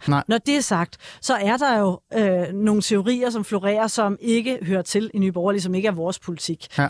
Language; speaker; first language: Danish; native; Danish